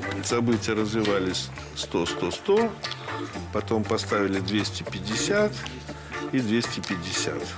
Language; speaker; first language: Russian; native; Russian